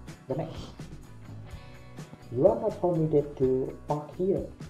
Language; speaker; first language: English; non-native, fluent; Indonesian